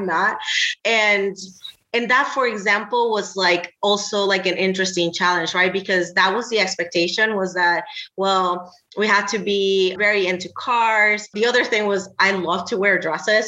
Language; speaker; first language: English; non-native, fluent; Spanish